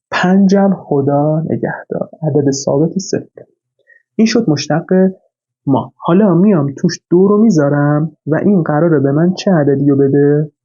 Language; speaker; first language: Persian; native; Persian